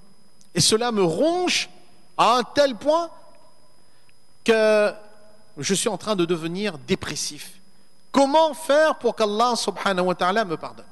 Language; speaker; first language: French; native; French